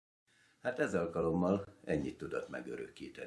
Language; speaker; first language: Hungarian; native; Hungarian